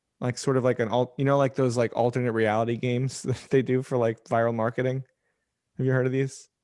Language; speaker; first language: English; native; English